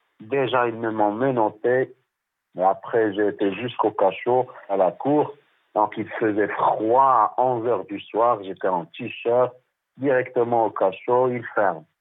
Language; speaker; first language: French; non-native, local second language; Arabic